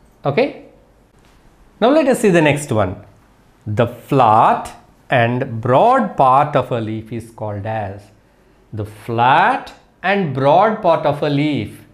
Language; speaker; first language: English; non-native, local second language; Telugu